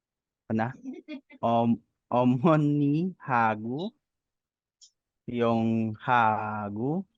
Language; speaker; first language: Korean; non-native, learner; Filipino